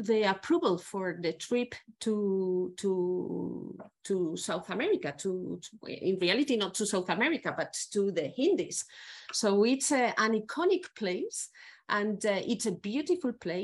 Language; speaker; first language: English; non-native, fluent; Spanish